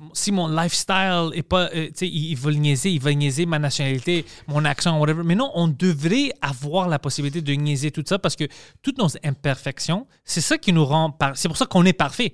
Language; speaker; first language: French; non-native, local second language; English